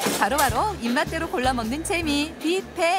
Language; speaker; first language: Korean; native; Korean